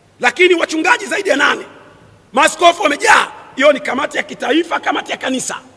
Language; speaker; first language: Swahili; native; Swahili